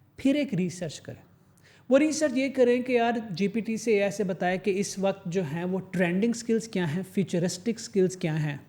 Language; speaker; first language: Urdu; native; Urdu